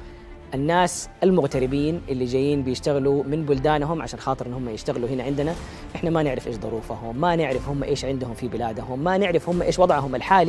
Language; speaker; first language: Arabic; native; Arabic